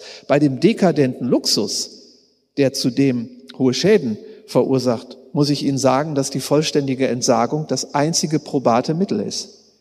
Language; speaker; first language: German; native; German